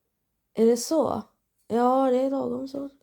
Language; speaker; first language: Swedish; non-native, learner; Indonesian